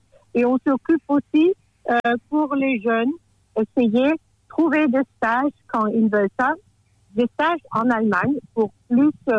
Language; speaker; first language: French; non-native, fluent; German